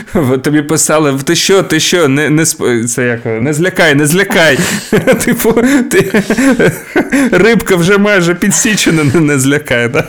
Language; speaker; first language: Ukrainian; non-native, local second language; Russian